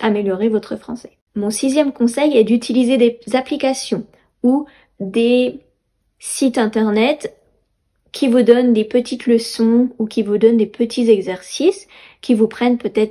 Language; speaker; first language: French; native; French